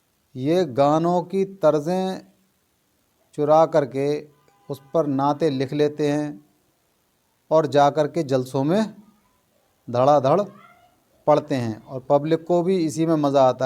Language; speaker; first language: Urdu; native; Urdu